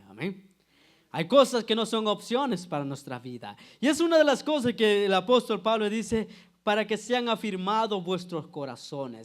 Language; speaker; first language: Spanish; native; Spanish